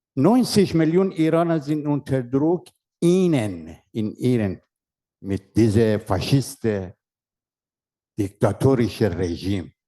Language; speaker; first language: German; non-native, learner; Persian